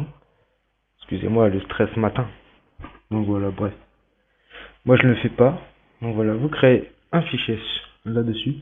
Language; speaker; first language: French; native; French